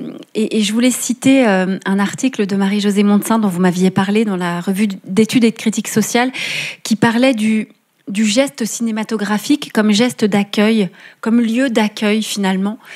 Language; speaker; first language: French; native; French